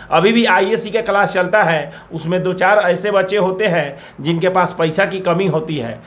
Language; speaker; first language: Hindi; native; Hindi